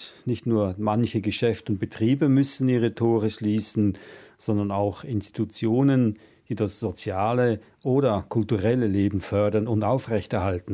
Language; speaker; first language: German; native; German